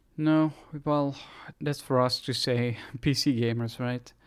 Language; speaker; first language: English; non-native, fluent; Dutch